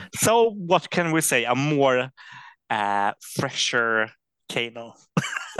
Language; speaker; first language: English; non-native, fluent; Swedish